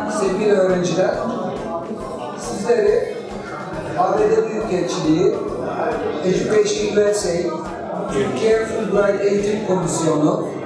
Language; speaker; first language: Turkish; non-native, learner; English